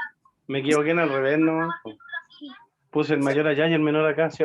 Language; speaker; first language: Spanish; native; Spanish